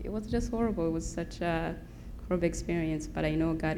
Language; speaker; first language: English; non-native, local second language; Kinyarwanda